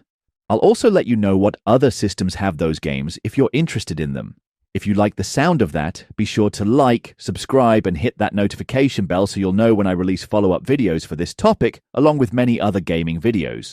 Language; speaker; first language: English; native; English